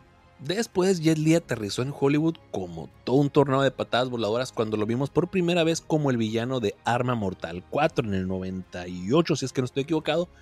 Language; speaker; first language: Spanish; native; Spanish